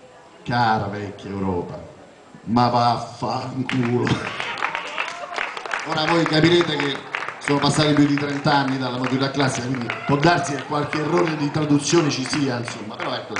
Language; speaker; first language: Italian; native; Italian